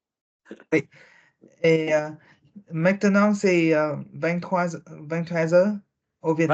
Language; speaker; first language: French; non-native, learner; Vietnamese